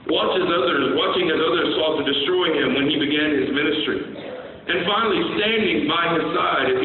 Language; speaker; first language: English; native; English